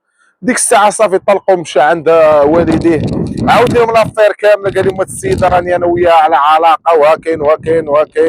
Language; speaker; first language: Arabic; native; Arabic